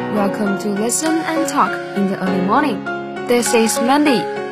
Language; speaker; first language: English; non-native, fluent; Chinese